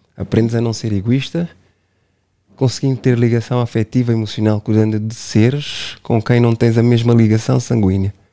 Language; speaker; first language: Portuguese; non-native, local second language; Kabuverdianu